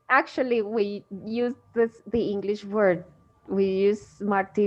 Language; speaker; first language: English; non-native, fluent; Spanish